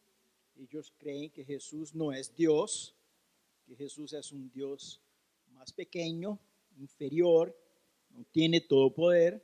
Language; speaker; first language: Spanish; non-native, learner; Portuguese